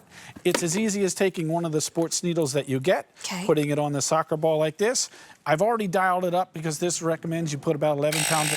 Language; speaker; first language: English; native; English